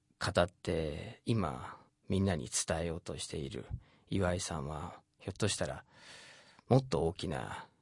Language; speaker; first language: Japanese; non-native, fluent; English